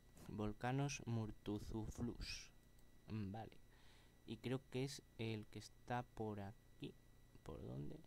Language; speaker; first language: Spanish; native; Spanish